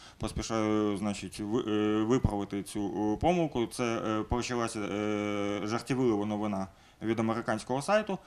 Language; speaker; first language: Ukrainian; non-native, local second language; Russian